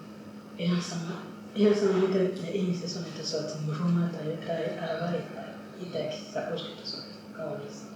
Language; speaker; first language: Finnish; non-native, fluent; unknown